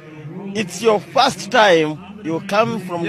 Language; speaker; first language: English; non-native, learner; Kinyarwanda